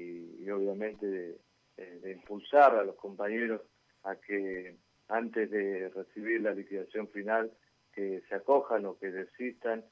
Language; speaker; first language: Spanish; native; Spanish